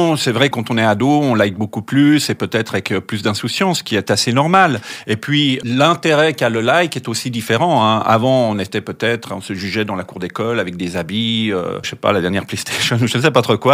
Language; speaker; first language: French; native; French